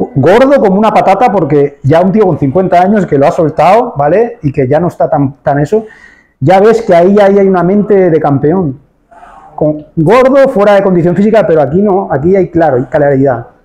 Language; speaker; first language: Spanish; native; Spanish